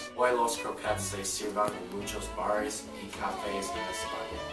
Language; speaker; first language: Spanish; non-native, learner; English